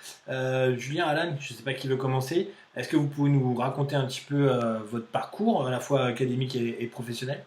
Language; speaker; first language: French; native; French